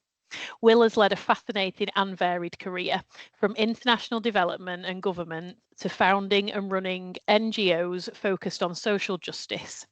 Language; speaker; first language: English; native; English